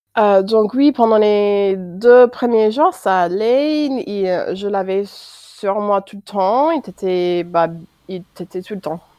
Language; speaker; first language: French; non-native, fluent; English